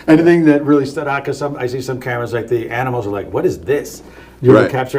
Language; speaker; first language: English; native; English